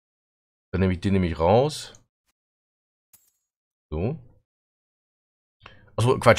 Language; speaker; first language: German; native; German